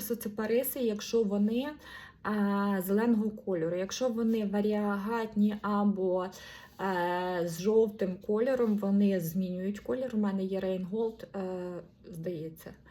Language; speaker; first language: Ukrainian; non-native, local second language; Russian